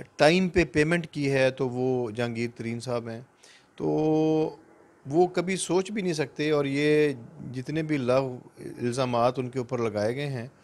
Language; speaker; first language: Urdu; non-native, local second language; Punjabi